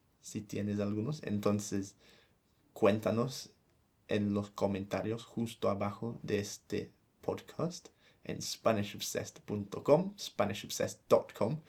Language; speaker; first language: Spanish; non-native, fluent; English